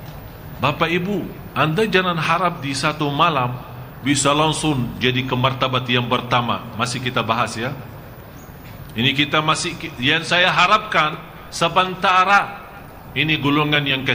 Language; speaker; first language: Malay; non-native, fluent; Arabic